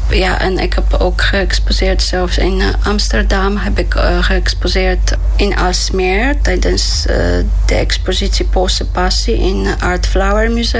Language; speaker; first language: Dutch; non-native, fluent; Polish